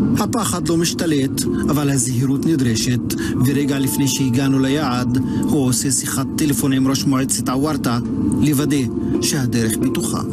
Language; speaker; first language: Hebrew; non-native, local second language; Arabic